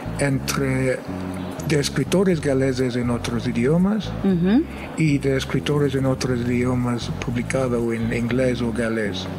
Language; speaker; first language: Spanish; non-native, fluent; English